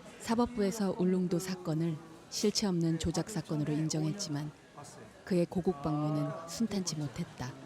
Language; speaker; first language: Korean; native; Korean